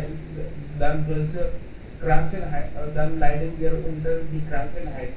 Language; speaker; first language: German; non-native, learner; Hindi